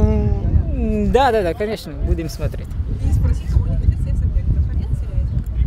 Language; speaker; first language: Russian; non-native, learner; French